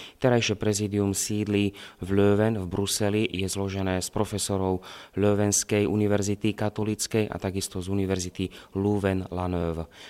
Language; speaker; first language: Slovak; native; Slovak